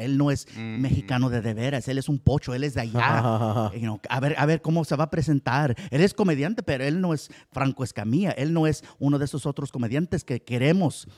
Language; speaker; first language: Spanish; early bilingual, heritage; Spanish